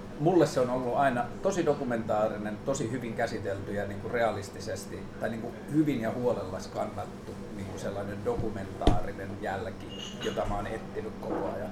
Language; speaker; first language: Finnish; native; Finnish